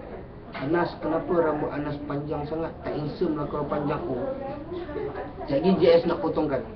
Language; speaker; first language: Malay; native; Malay